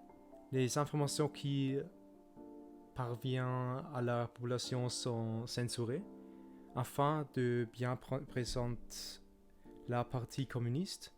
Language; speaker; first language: French; non-native, learner; German